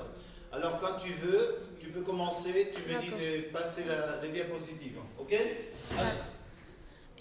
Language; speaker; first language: French; non-native, fluent; Spanish